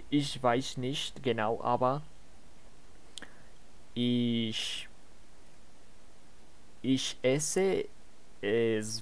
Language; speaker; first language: German; non-native, learner; Spanish